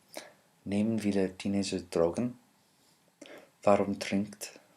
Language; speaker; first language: German; non-native, fluent; English